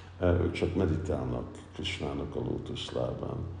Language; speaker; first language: Hungarian; early bilingual, heritage; Hungarian